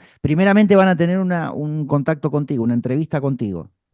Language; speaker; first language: Spanish; native; Spanish